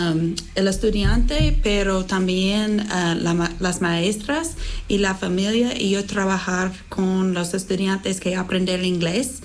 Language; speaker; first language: Spanish; non-native, learner; English